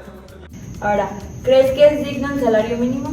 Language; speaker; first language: Spanish; native; Spanish